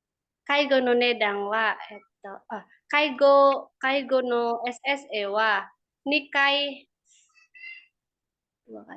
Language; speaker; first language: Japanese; non-native, learner; Indonesian